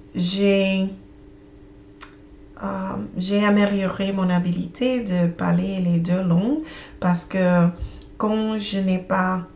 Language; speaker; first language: French; non-native, learner; English